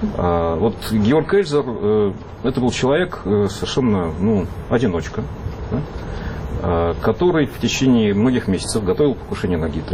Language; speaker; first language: Russian; native; Russian